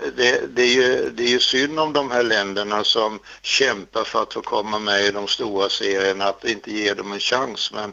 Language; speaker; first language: Swedish; native; Swedish